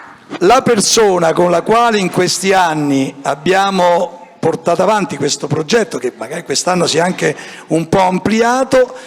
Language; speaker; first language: Italian; native; Italian